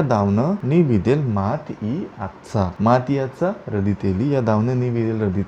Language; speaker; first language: Russian; non-native, learner; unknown